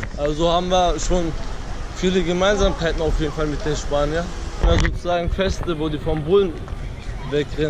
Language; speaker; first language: German; early bilingual, other home language; Turkish